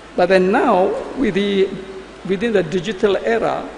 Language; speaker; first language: English; non-native, local second language; Malay